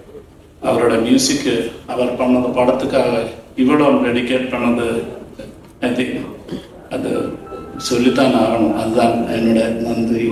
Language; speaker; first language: Tamil; non-native, learner; Malayalam